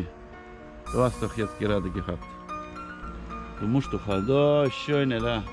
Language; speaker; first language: German; non-native, learner; Russian